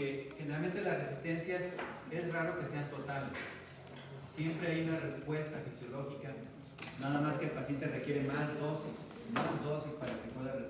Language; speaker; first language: Spanish; native; Spanish